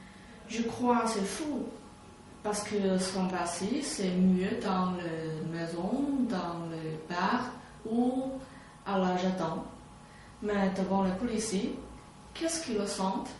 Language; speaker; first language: French; non-native, learner; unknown